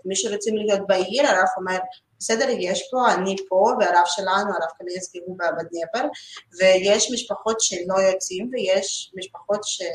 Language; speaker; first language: Hebrew; non-native, learner; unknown